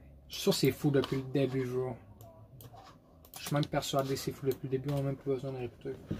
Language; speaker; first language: French; native; French